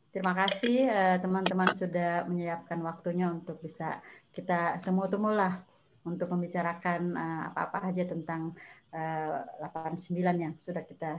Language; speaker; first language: Indonesian; native; Indonesian